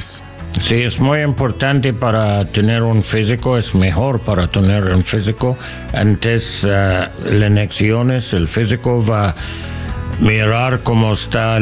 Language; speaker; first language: Spanish; non-native, learner; English